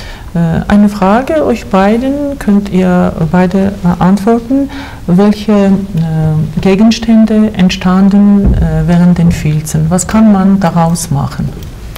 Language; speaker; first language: German; non-native, fluent; Armenian